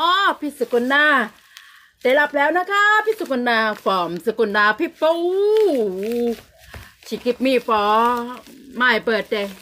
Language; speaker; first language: English; non-native, learner; Thai